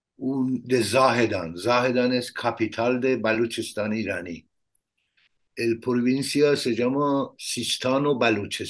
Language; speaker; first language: Spanish; non-native, learner; Persian